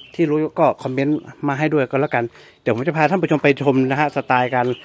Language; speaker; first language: Thai; non-native, local second language; Northeastern Thai